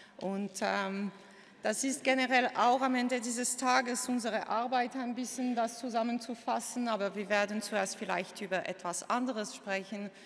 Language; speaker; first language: German; non-native, local second language; French